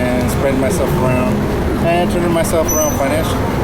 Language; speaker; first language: English; native; English